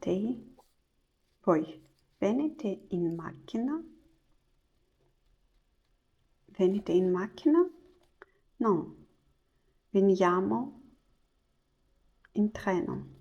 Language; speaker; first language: Italian; non-native, learner; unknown